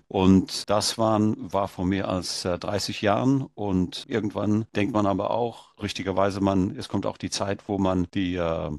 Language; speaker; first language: German; early bilingual, heritage; German